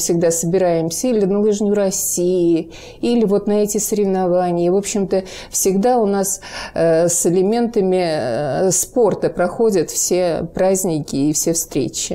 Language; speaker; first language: Russian; native; Russian